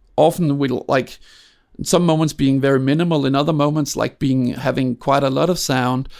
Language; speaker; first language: English; non-native, fluent; Danish